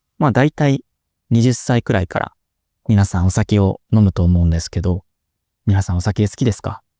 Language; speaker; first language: Japanese; native; Japanese